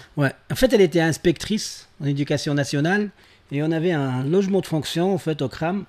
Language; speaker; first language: French; non-native, local second language; Arabic